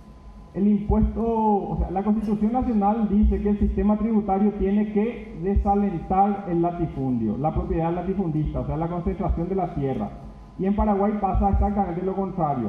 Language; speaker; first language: Spanish; native; Spanish